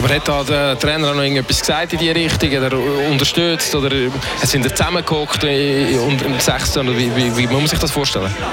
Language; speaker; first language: German; native; German